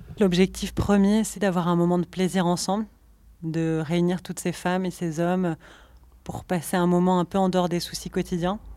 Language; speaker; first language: French; native; French